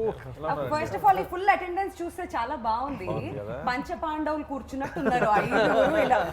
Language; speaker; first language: Telugu; native; Telugu